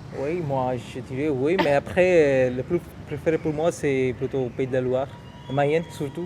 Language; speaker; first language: French; non-native, fluent; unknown